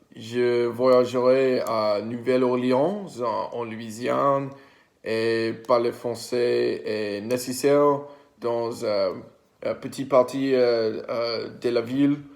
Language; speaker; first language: French; non-native, learner; English